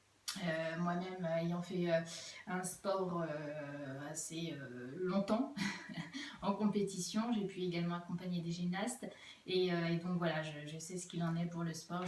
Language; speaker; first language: French; native; French